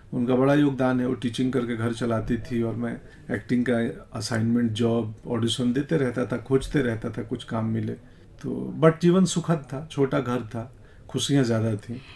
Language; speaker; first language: Hindi; native; Hindi